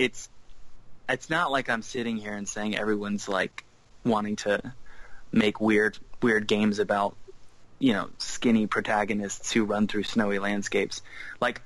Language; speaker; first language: English; native; English